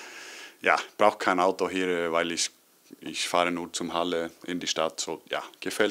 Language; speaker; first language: German; non-native, learner; Icelandic